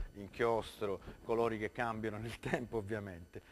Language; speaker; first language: Italian; native; Italian